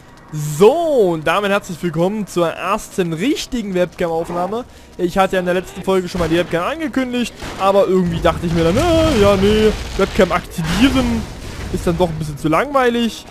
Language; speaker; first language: German; native; German